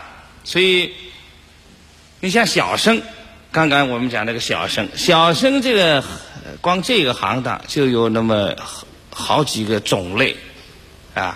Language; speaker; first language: Chinese; native; Chinese